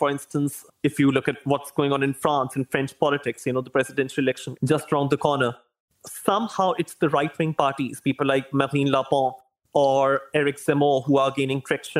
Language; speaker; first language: English; non-native, local second language; Urdu